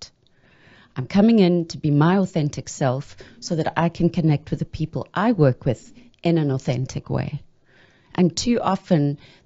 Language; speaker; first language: English; native; English